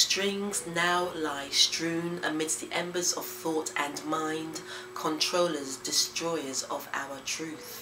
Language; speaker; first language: English; native; English